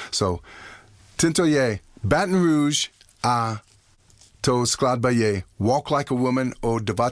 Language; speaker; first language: Czech; non-native, learner; English